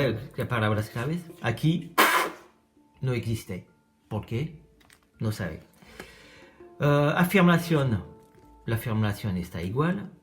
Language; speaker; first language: Spanish; non-native, learner; French